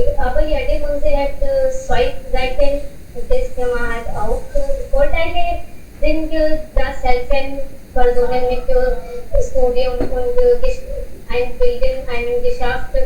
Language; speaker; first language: German; non-native, learner; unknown